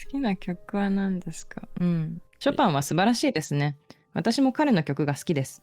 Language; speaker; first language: Japanese; native; Japanese